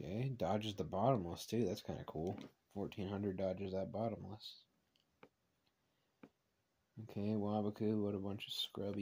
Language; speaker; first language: English; native; English